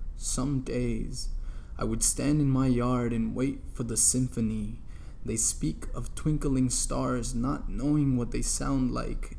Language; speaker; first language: English; early bilingual, other home language; Spanish